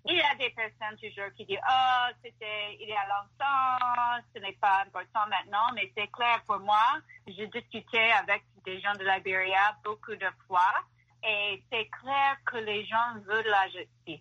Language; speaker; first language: French; non-native, fluent; English